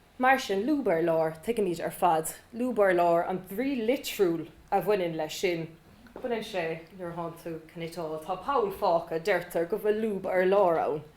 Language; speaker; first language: Irish; native; Irish